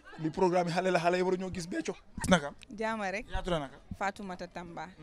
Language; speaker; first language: Wolof; non-native, local second language; Fula